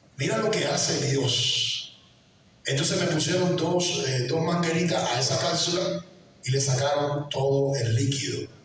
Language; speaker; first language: Spanish; native; Spanish